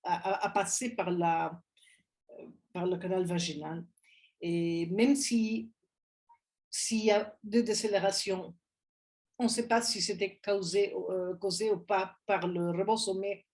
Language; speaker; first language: French; non-native, fluent; Spanish